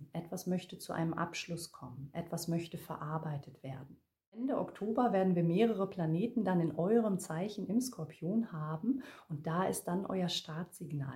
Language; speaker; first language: German; native; German